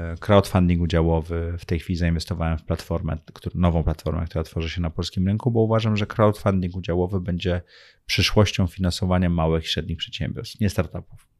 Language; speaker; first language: Polish; early bilingual, heritage; Polish